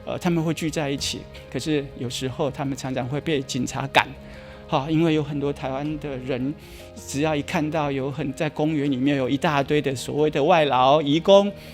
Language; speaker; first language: Chinese; native; Chinese